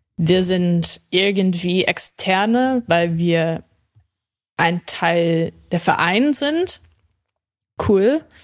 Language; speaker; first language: German; early bilingual, heritage; English